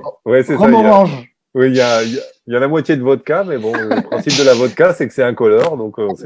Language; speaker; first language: French; native; French